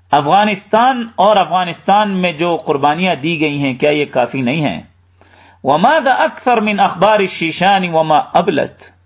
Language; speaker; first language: Urdu; native; Urdu